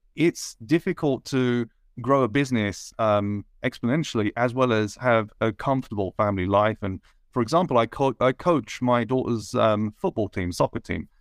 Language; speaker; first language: English; native; English